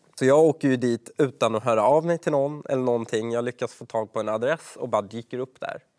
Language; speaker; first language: Swedish; early bilingual, other home language; Persian